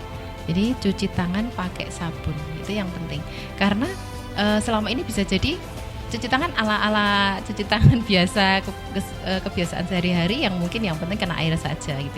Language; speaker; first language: Indonesian; native; Indonesian